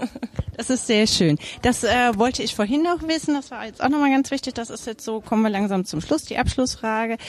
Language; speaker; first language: German; native; German